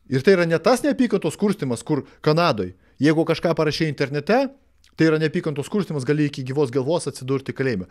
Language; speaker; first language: Lithuanian; non-native, local second language; Russian